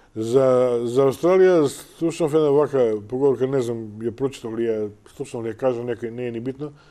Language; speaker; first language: Macedonian; native; Macedonian